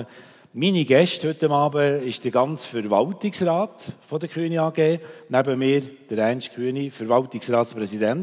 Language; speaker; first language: German; native; German